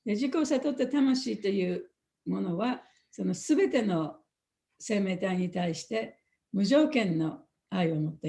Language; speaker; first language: Japanese; native; Japanese